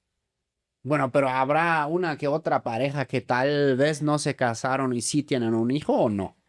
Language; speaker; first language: Spanish; native; Spanish